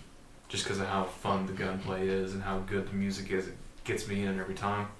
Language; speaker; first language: English; native; English